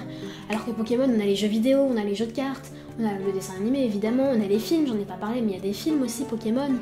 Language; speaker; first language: French; native; French